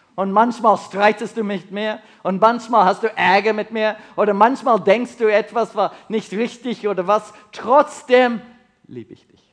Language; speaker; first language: German; non-native, learner; English